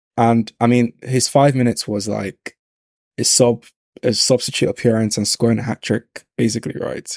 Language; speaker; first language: English; native; English